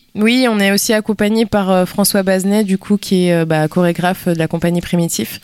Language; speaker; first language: French; early bilingual, other home language; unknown